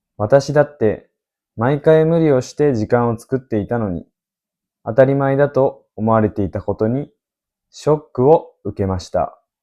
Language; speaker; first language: Japanese; native; Japanese